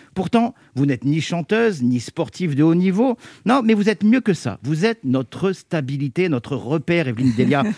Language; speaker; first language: French; native; French